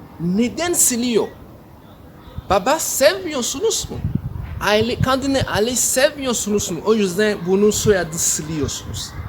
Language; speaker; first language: Turkish; non-native, learner; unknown